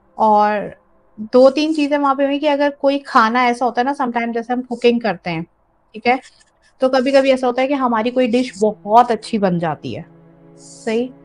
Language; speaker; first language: Urdu; native; Urdu